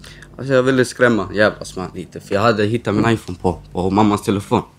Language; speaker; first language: Swedish; early bilingual, other home language; Romany